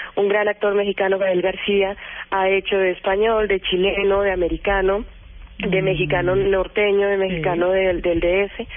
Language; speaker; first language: Spanish; native; Spanish